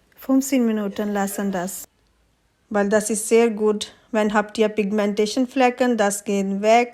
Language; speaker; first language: German; non-native, learner; Urdu